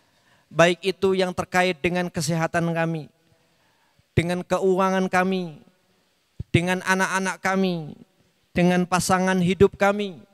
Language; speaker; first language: Indonesian; native; Indonesian